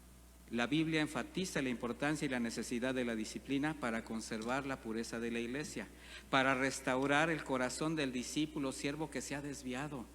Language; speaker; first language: Spanish; native; Spanish